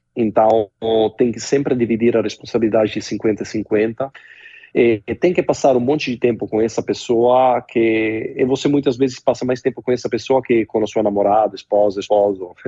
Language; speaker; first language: Portuguese; non-native, fluent; Italian